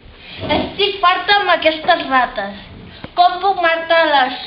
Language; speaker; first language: Catalan; non-native, learner; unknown